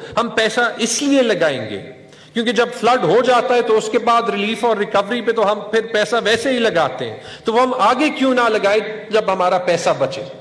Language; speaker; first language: Urdu; non-native, local second language; Pashto